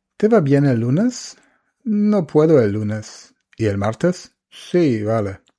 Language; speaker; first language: Spanish; non-native, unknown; German